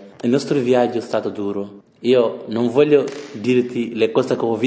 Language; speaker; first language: Italian; non-native, learner; French